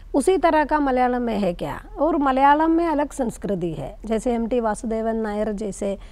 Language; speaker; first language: Hindi; non-native, local second language; Malayalam